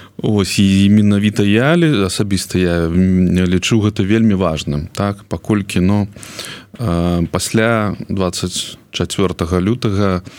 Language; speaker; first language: Belarusian; non-native, local second language; Russian